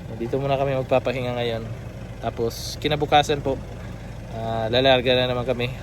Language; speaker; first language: Filipino; non-native, local second language; Cebuano